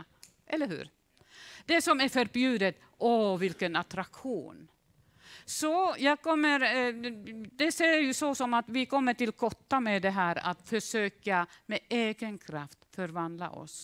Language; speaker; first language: Swedish; non-native, fluent; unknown